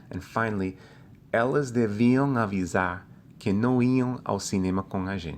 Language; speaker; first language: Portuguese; non-native, fluent; English